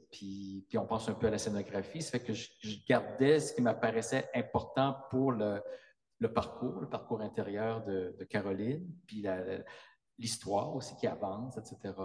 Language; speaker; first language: French; native; French